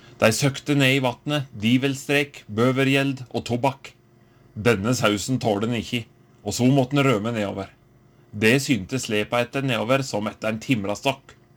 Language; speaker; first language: Norwegian; native; Norwegian